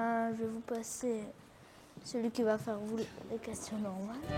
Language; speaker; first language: French; native; French